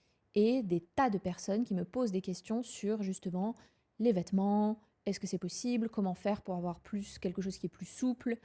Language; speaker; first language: French; native; French